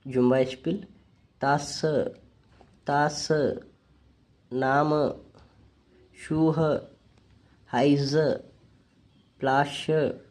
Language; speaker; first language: German; non-native, fluent; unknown